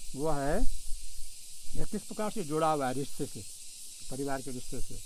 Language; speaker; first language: Hindi; native; Hindi